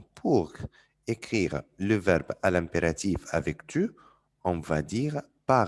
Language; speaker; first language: French; non-native, fluent; Arabic